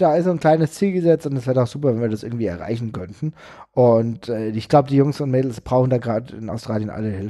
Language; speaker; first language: German; native; German